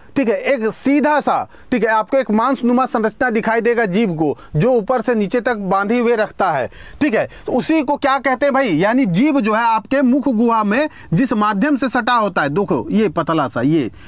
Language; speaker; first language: Hindi; native; Hindi